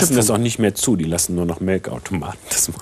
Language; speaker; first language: German; native; German